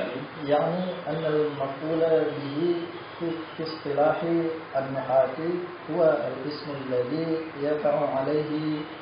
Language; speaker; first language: Arabic; non-native, learner; Indonesian